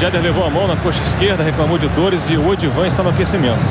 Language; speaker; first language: Portuguese; native; Portuguese